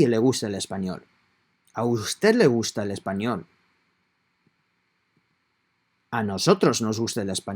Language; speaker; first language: Spanish; non-native, fluent; English